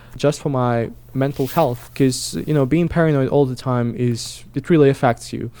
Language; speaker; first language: English; non-native, fluent; Russian